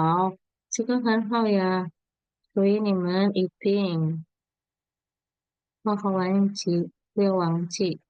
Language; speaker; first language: Chinese; non-native, fluent; Indonesian